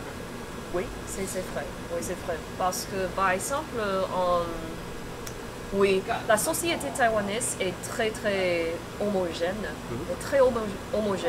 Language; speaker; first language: French; non-native, fluent; Chinese